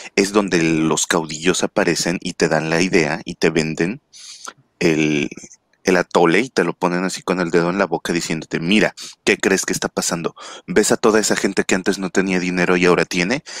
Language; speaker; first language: Spanish; native; Spanish